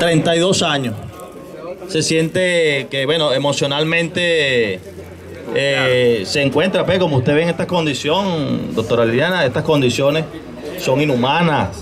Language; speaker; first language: Spanish; native; Spanish